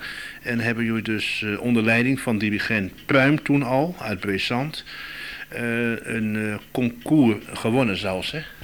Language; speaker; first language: Dutch; native; Dutch